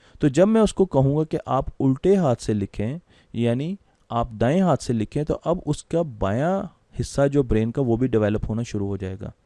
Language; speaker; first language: Urdu; non-native, local second language; Punjabi